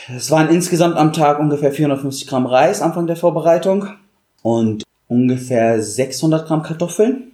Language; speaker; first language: German; non-native, fluent; Arabic